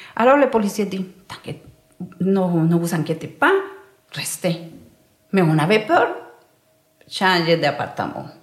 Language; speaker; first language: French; non-native, learner; Spanish